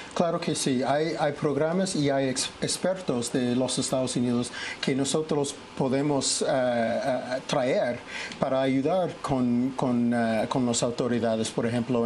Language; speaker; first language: Spanish; non-native, fluent; English